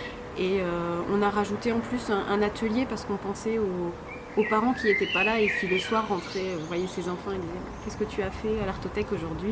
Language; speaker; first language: French; native; French